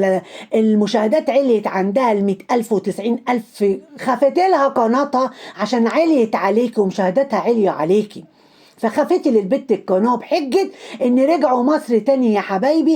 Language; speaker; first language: Arabic; native; Arabic